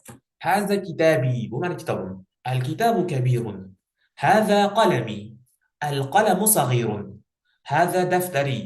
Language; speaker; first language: Arabic; non-native, fluent; Uzbek